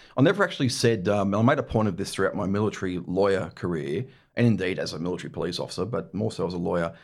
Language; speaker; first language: English; native; English